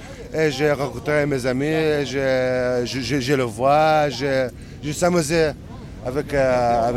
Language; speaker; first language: French; non-native, learner; Arabic